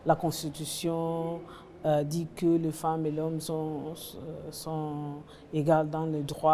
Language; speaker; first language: French; non-native, learner; Portuguese